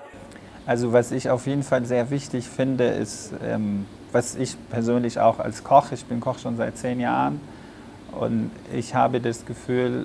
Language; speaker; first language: German; non-native, fluent; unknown